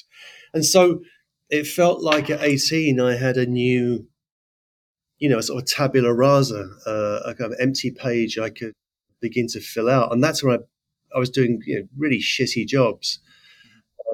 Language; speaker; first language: English; native; English